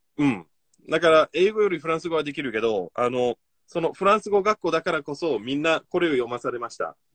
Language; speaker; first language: Japanese; non-native, fluent; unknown